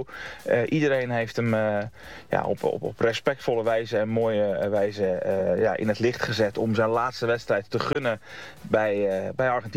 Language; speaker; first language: Dutch; native; Dutch